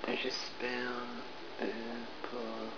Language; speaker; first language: French; non-native, learner; English